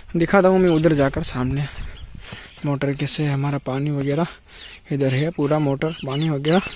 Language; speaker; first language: Hindi; non-native, local second language; Gujarati